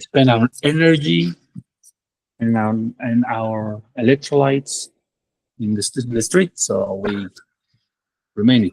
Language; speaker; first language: English; non-native, fluent; Spanish